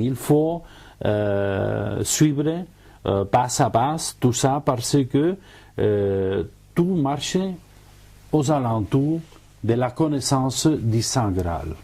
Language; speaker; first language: French; non-native, learner; Catalan